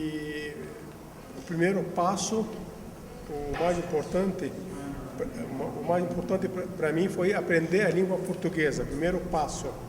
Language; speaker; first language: Portuguese; non-native, fluent; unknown